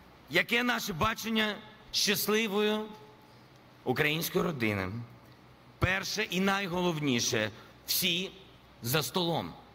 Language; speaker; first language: Ukrainian; non-native, local second language; Russian